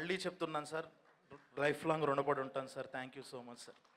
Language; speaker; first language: Telugu; native; Telugu